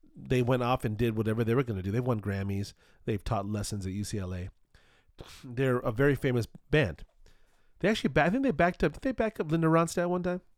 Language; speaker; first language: English; early bilingual, other home language; Spanish